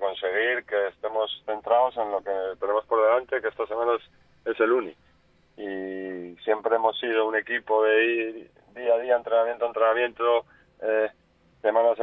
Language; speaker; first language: Spanish; native; Spanish